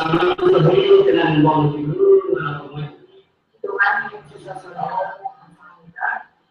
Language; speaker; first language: Korean; non-native, learner; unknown